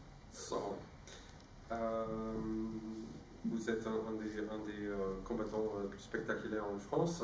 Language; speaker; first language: French; non-native, fluent; English